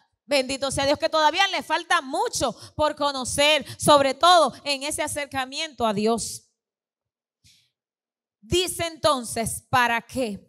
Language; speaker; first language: Spanish; native; Spanish